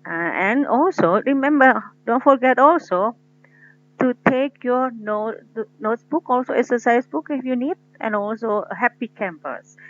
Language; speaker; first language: English; non-native, fluent; Indonesian